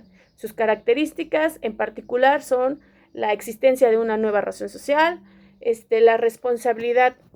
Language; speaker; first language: Spanish; native; Spanish